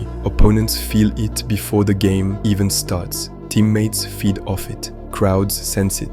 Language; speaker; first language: English; native; English